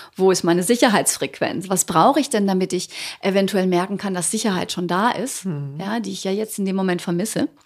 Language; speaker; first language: German; early bilingual, other home language; Croatian